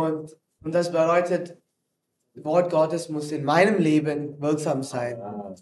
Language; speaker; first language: German; non-native, learner; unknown